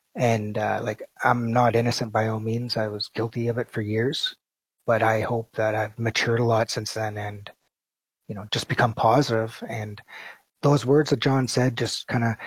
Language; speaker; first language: English; native; English